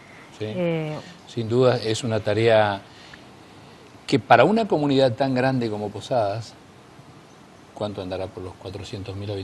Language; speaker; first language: Spanish; native; Spanish